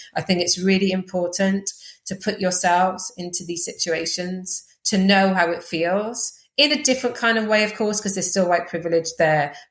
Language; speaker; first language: English; native; English